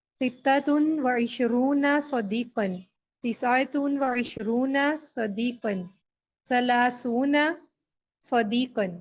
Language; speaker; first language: Arabic; non-native, learner; Urdu